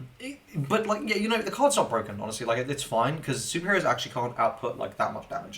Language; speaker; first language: English; native; English